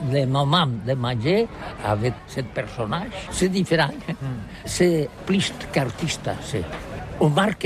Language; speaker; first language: French; non-native, learner; Catalan